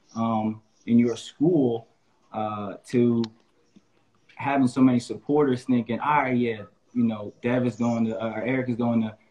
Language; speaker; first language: English; native; English